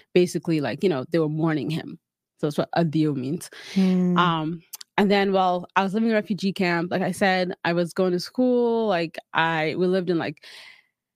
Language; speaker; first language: English; early bilingual, other home language; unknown